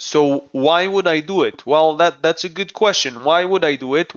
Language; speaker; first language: English; non-native, fluent; Hebrew